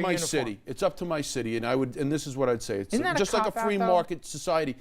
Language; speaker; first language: English; native; English